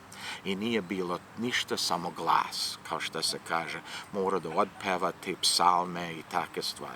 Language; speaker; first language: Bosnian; early bilingual, heritage; Serbian